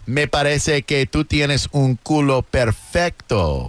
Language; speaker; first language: Spanish; non-native, learner; English